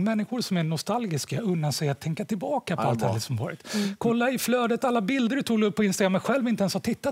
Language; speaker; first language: Swedish; native; Swedish